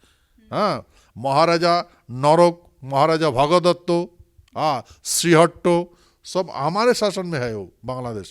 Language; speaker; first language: Hindi; non-native, local second language; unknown